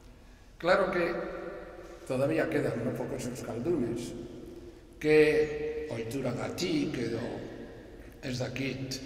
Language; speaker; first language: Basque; non-native, local second language; Spanish